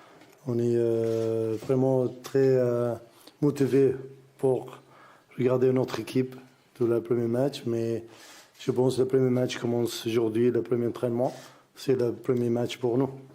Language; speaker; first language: French; non-native, learner; Arabic